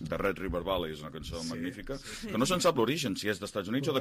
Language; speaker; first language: Catalan; native; Catalan